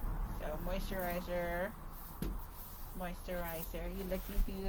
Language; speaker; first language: English; native; English